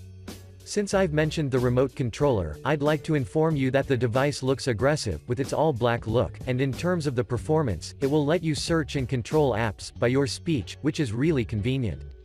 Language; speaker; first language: English; non-native, fluent; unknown